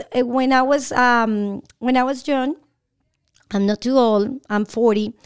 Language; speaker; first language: English; non-native, learner; Spanish